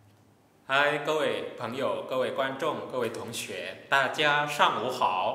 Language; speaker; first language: Chinese; non-native, fluent; Indonesian